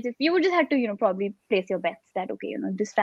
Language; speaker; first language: English; non-native, local second language; Hindi